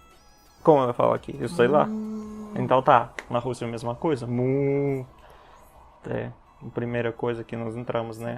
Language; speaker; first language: Portuguese; non-native, fluent; Russian